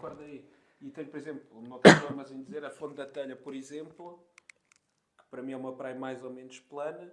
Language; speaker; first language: Portuguese; native; Portuguese